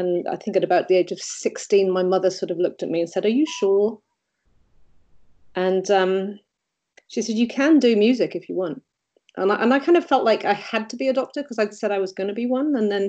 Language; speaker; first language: English; native; English